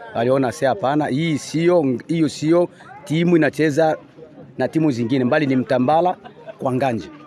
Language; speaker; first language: Swahili; native; Swahili